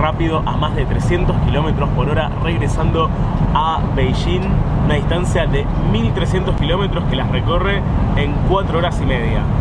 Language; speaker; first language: Spanish; native; Spanish